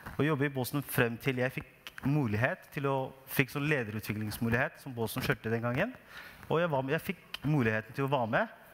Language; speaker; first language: Norwegian; non-native, fluent; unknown